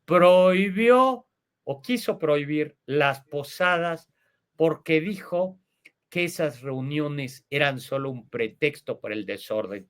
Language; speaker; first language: Spanish; native; Spanish